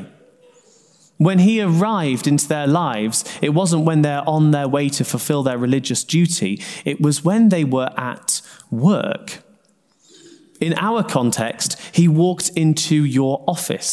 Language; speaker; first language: English; native; English